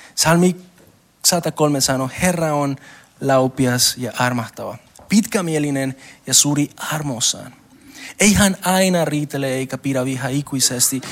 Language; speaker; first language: Finnish; non-native, learner; Spanish